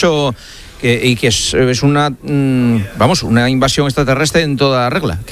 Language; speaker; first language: Spanish; native; Spanish